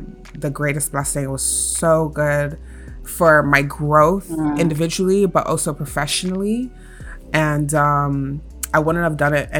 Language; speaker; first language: English; native; English